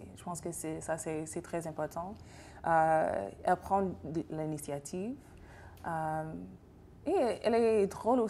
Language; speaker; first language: French; non-native, fluent; English